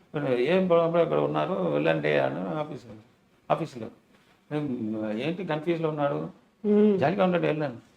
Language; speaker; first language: Telugu; non-native, learner; Tamil